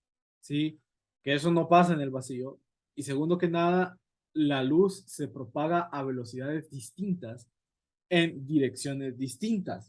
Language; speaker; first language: Spanish; native; Spanish